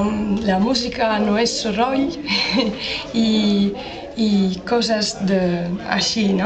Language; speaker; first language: Catalan; non-native, learner; Italian